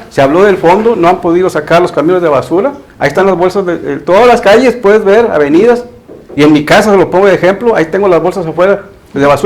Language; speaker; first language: Spanish; native; Spanish